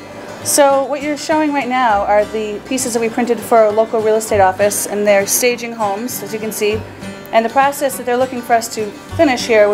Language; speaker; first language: English; native; English